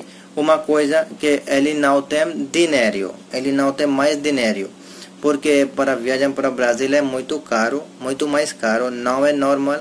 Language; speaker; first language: Portuguese; non-native, learner; Hindi